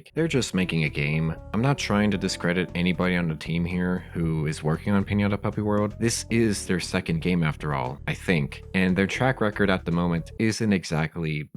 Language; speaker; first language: English; native; English